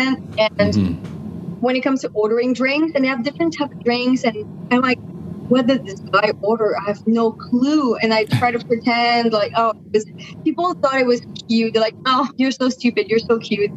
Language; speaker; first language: English; non-native, fluent; French